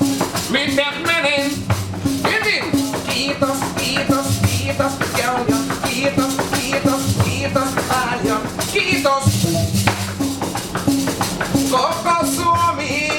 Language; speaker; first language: Finnish; non-native, learner; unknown